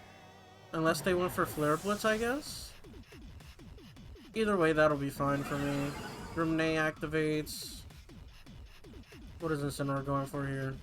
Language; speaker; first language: English; native; English